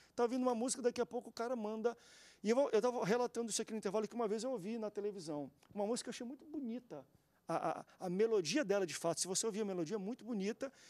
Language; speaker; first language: Portuguese; native; Portuguese